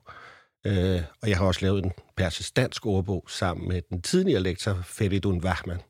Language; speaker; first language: Danish; native; Danish